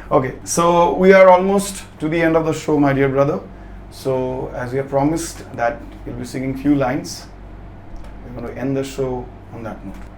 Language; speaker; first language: English; non-native, local second language; Bangla